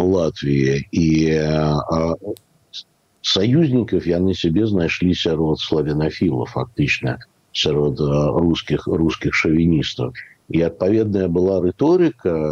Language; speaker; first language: Belarusian; native; Belarusian